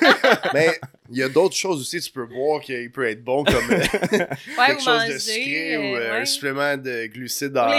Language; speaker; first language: French; native; French